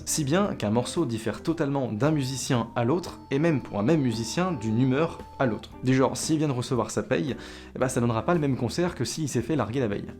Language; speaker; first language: French; native; French